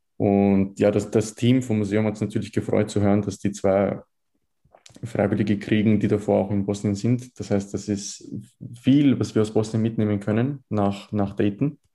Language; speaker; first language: German; early bilingual, other home language; Bosnian